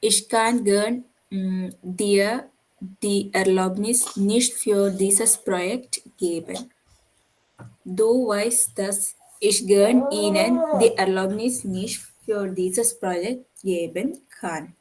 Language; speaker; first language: German; non-native, learner; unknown